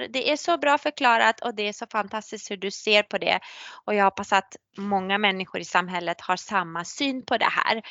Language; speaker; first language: Swedish; native; Swedish